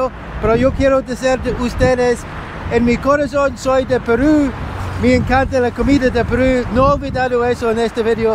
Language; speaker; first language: Spanish; non-native, learner; English